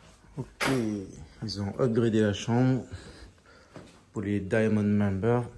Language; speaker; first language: French; native; French